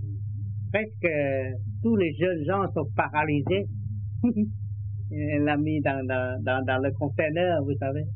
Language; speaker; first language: French; non-native, learner; Vietnamese